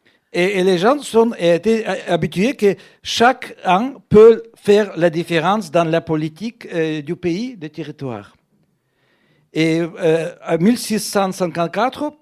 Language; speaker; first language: French; non-native, fluent; Russian